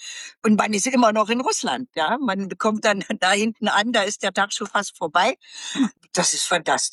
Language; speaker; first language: German; native; German